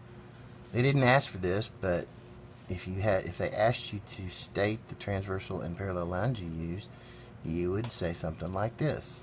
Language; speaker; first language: English; native; English